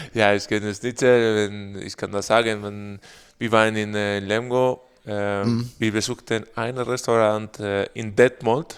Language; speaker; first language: German; non-native, learner; Spanish